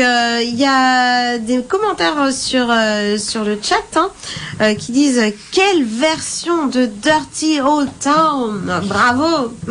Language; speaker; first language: French; native; French